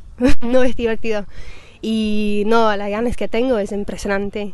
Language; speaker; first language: Spanish; non-native, fluent; English